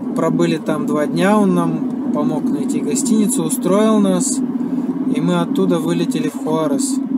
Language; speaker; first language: Russian; native; Russian